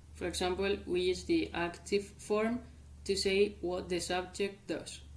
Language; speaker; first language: English; non-native, fluent; Spanish